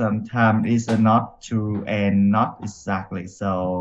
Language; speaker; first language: English; non-native, learner; Vietnamese